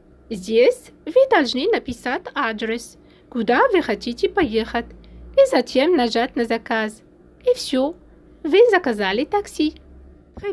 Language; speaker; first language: Russian; non-native, fluent; French